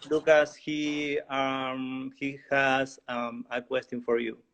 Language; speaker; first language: English; non-native, learner; Spanish